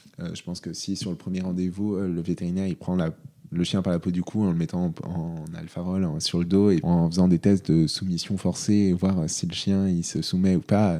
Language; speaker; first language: French; native; French